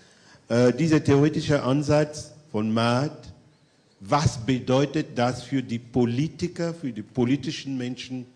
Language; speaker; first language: German; non-native, fluent; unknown